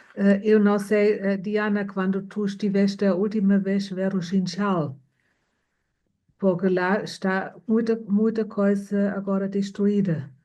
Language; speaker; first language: Portuguese; non-native, fluent; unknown